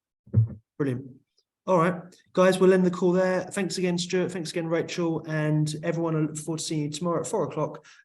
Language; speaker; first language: English; native; English